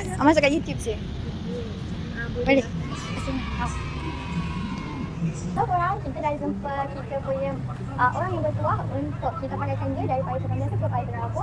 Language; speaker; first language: Malay; native; Malay